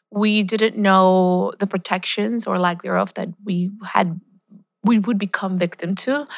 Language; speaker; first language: English; early bilingual, other home language; Spanish